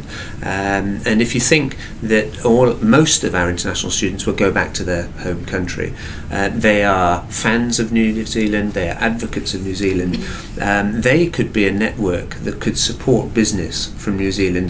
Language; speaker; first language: English; native; English